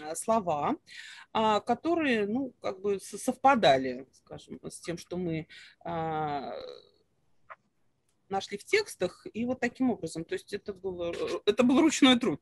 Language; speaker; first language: Russian; native; Russian